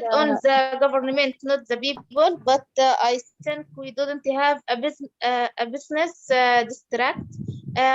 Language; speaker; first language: English; non-native, learner; Arabic